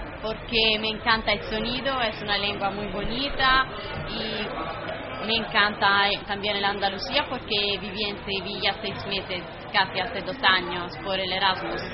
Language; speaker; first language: Spanish; non-native, fluent; Italian